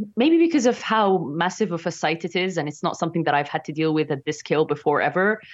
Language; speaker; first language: English; non-native, fluent; Arabic